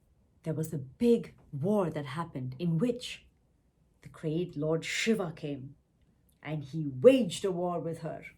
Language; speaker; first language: English; non-native, local second language; Tamil